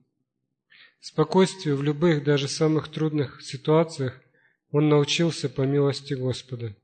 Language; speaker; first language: Russian; native; Russian